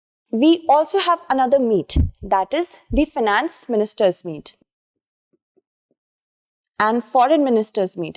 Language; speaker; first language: English; non-native, local second language; Hindi